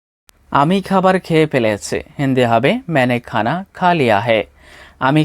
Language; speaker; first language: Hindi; non-native, fluent; Bangla